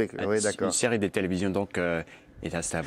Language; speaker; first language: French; non-native, learner; English